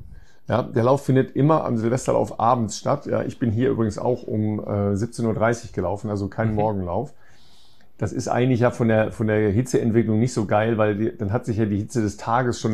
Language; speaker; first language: German; native; German